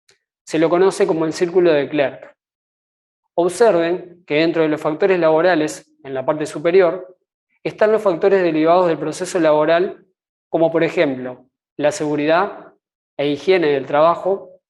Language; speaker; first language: Spanish; native; Spanish